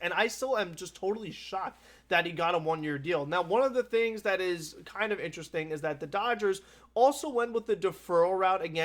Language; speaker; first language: English; native; English